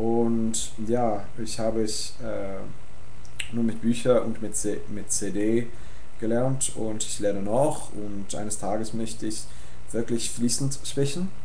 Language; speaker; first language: German; non-native, learner; English